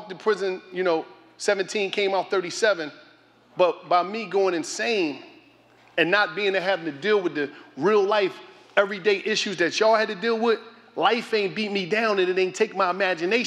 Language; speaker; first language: English; native; English